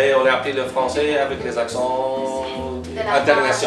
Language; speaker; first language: French; non-native, learner; Persian